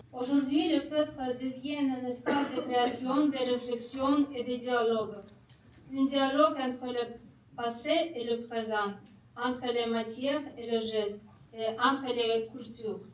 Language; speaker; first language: French; non-native, learner; Kazakh